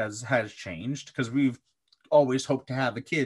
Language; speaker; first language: English; native; English